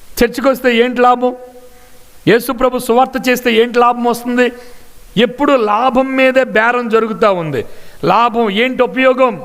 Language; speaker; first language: Telugu; non-native, local second language; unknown